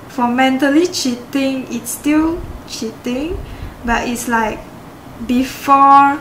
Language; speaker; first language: English; non-native, local second language; Chinese